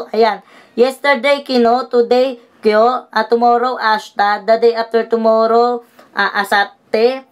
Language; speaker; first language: Filipino; native; Filipino